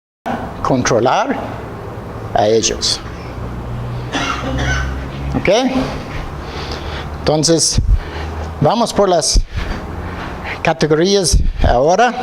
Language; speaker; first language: Spanish; non-native, fluent; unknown